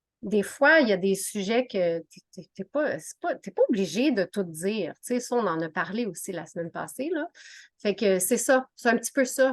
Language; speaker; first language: French; native; French